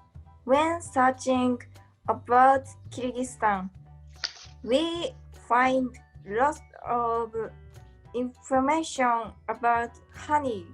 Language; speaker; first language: English; non-native, learner; Japanese